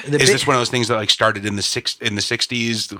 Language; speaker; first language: English; native; English